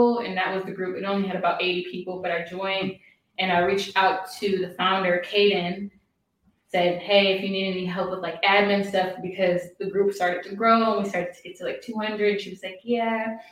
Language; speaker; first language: English; native; English